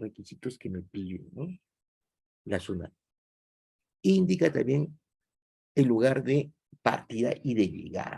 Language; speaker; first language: Spanish; native; Spanish